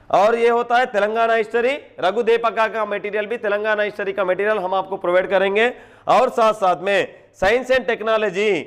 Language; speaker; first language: Hindi; non-native, local second language; Telugu